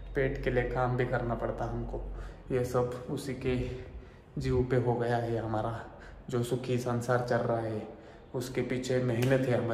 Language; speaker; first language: Hindi; non-native, local second language; Marathi